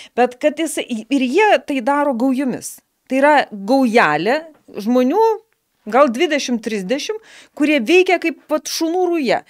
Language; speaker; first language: Lithuanian; native; Lithuanian